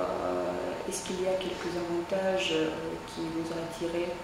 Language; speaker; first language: French; non-native, fluent; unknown